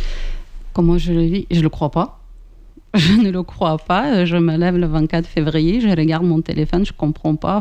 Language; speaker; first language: French; non-native, fluent; Ukrainian